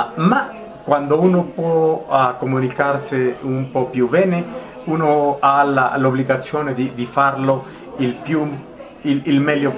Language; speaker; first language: Italian; non-native, fluent; Spanish